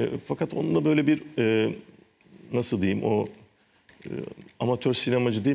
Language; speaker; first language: Turkish; native; Turkish